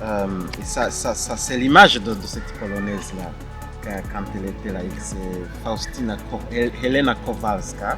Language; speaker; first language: French; non-native, local second language; Kinyarwanda